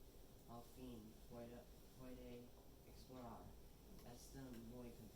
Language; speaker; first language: Spanish; non-native, learner; English